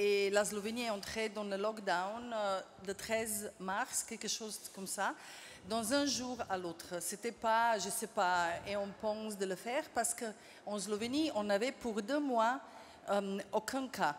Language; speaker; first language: French; non-native, fluent; Slovenian